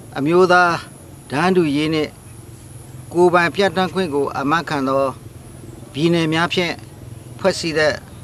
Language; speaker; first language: Burmese; non-native, local second language; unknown